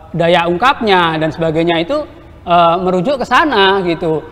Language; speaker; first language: Indonesian; native; Indonesian